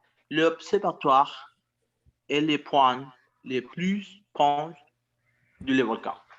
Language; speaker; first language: French; non-native, learner; Spanish